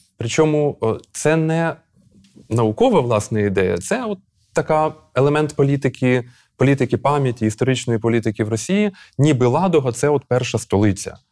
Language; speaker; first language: Ukrainian; native; Ukrainian